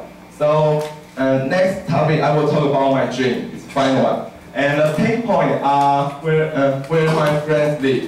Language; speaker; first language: English; non-native, learner; Chinese